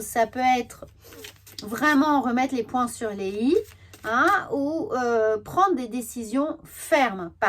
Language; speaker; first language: French; native; French